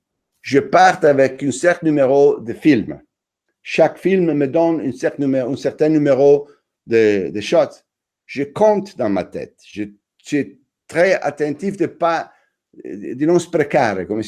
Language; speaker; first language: French; non-native, fluent; Italian